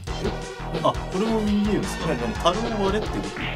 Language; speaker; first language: Japanese; native; Japanese